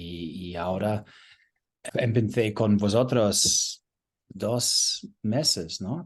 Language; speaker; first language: Spanish; non-native, learner; German